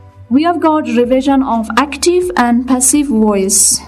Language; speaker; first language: English; non-native, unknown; Persian